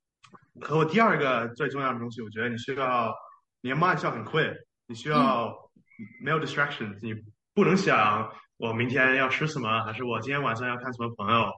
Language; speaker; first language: Chinese; early bilingual, heritage; Chinese